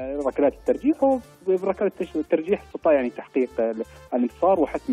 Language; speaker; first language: Arabic; native; Arabic